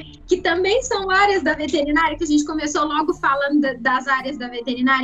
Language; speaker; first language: Portuguese; native; Portuguese